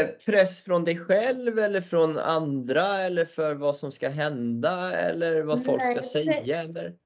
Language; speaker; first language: Swedish; native; Swedish